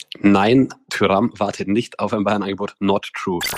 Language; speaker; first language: German; native; German